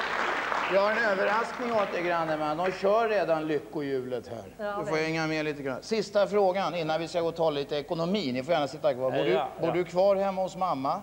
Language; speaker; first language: Swedish; native; Swedish